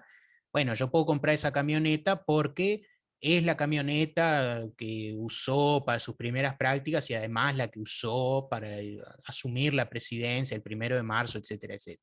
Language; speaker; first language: Spanish; native; Spanish